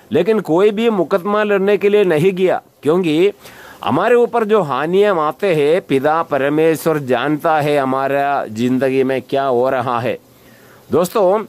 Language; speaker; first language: Hindi; non-native, local second language; Malayalam